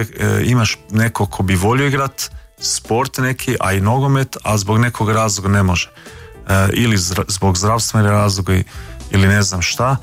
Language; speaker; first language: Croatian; early bilingual, heritage; Croatian